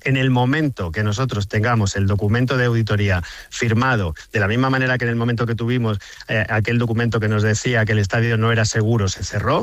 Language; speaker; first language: Spanish; native; Spanish